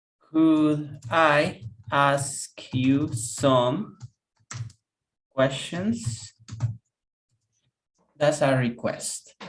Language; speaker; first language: English; non-native, fluent; Spanish